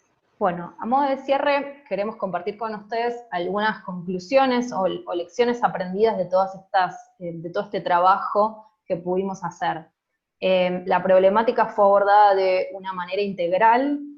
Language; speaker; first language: Spanish; native; Spanish